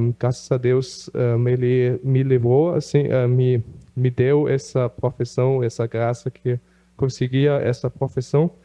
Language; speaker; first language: Portuguese; non-native, local second language; German